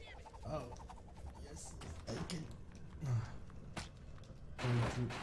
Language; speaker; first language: English; non-native, learner; French